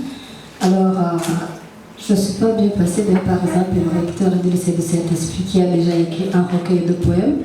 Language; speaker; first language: French; non-native, local second language; Rundi